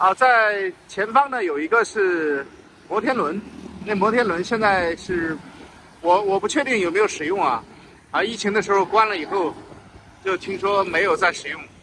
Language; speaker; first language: Chinese; native; Chinese